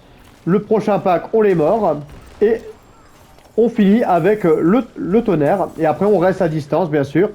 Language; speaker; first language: French; native; French